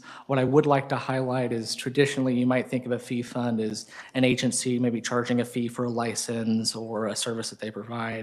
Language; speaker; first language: English; native; English